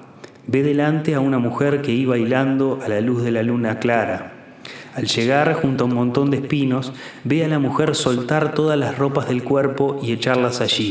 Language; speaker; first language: Spanish; native; Spanish